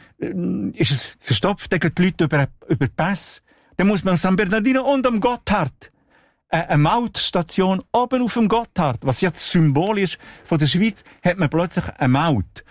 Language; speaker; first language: German; non-native, local second language; Italian